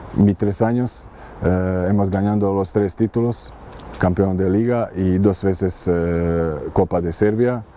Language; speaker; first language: Spanish; non-native, learner; Serbian